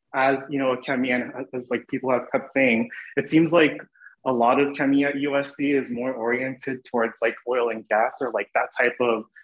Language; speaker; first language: English; native; English